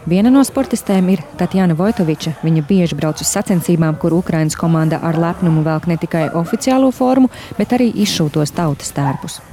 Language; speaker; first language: Latvian; native; Latvian